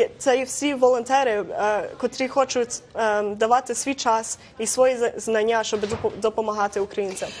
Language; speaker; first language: Ukrainian; early bilingual, heritage; Ukrainian